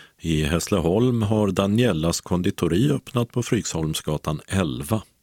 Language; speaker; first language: Swedish; native; Swedish